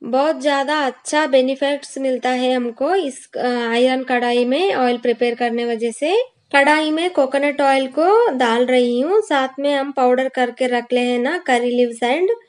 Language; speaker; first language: Hindi; non-native, local second language; Kannada